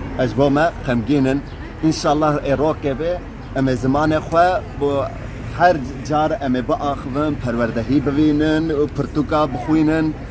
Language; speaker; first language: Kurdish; non-native, local second language; Turkish